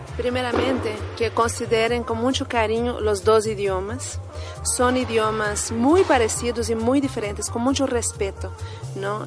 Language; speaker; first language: Spanish; non-native, fluent; Portuguese